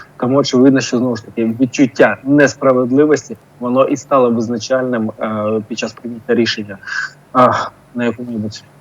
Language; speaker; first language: Ukrainian; non-native, local second language; Russian